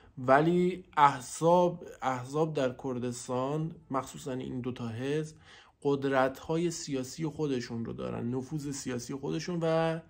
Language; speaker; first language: Persian; non-native, local second language; Central Kurdish